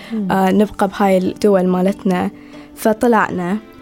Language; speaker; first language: Arabic; early bilingual, heritage; Arabic